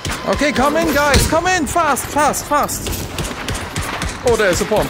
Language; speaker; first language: English; non-native, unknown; German